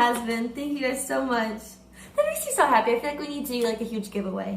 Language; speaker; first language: English; native; English